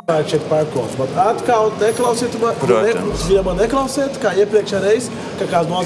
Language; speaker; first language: Latvian; non-native, learner; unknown